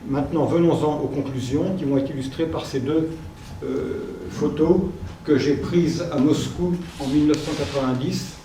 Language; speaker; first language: French; native; French